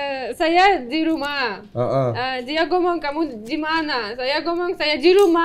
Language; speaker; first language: Indonesian; non-native, learner; Russian